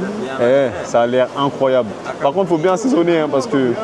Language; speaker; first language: French; native; French